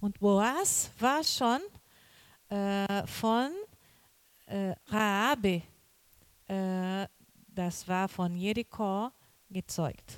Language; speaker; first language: German; non-native, learner; Portuguese